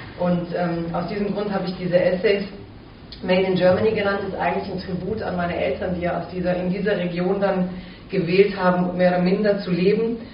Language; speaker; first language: German; early bilingual, other home language; Croatian